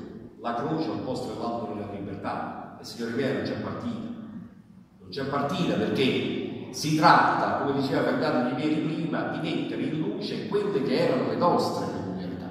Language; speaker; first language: Italian; native; Italian